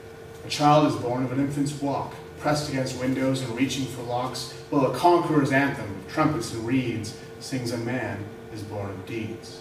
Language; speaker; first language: English; native; English